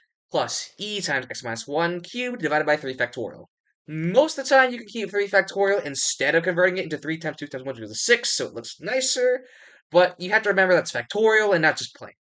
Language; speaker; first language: English; native; English